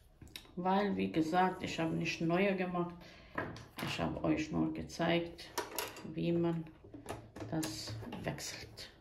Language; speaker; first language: German; non-native, fluent; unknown